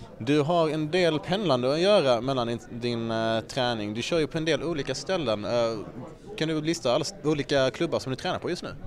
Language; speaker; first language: Swedish; native; Swedish